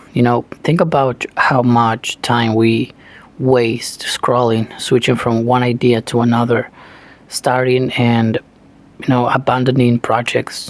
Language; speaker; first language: English; non-native, fluent; Spanish